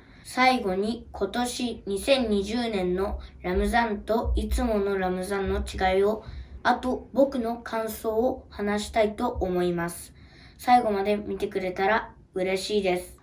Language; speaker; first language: Japanese; early bilingual, other home language; Uyghur